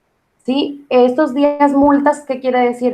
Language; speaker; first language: Spanish; native; Spanish